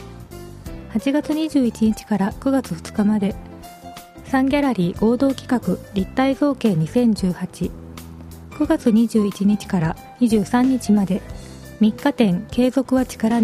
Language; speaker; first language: Japanese; native; Japanese